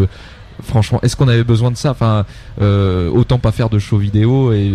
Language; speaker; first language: French; native; French